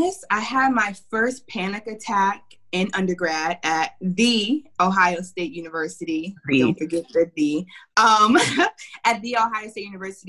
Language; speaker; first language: English; native; English